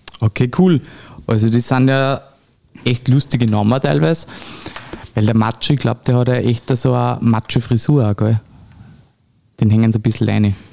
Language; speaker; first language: German; native; German